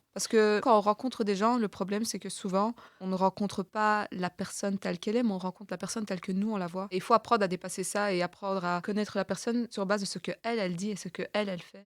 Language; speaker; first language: French; early bilingual, other home language; Turkish